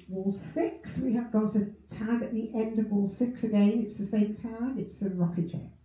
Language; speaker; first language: English; native; English